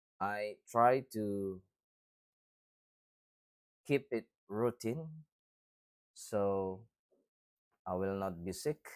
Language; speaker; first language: English; non-native, fluent; Indonesian